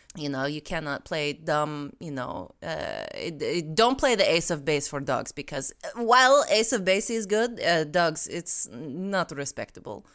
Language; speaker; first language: English; non-native, fluent; Russian